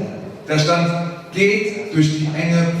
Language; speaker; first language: German; native; German